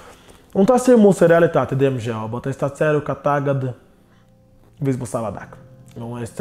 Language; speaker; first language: Latvian; non-native, learner; Portuguese